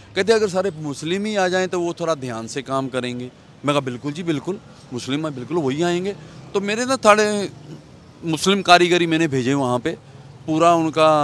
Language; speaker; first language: Hindi; native; Hindi